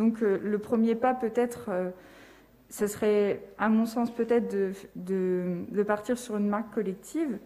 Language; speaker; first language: French; native; French